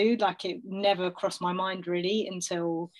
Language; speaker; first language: English; native; English